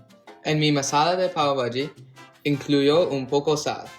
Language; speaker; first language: Spanish; non-native, learner; English